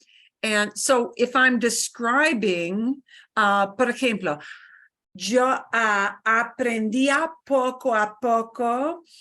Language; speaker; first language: Spanish; non-native, fluent; English